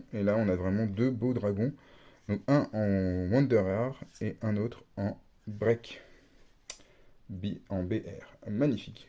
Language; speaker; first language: French; native; French